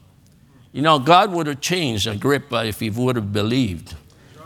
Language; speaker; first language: English; non-native, fluent; Spanish